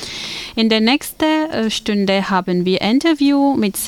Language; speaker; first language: German; non-native, learner; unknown